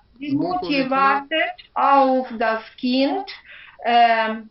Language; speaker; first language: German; non-native, learner; Ukrainian